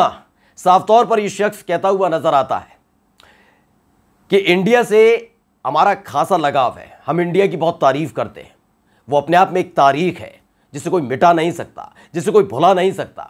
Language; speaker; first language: Hindi; native; Hindi